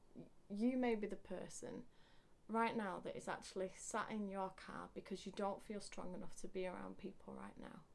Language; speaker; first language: English; native; English